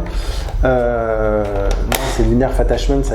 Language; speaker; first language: French; native; French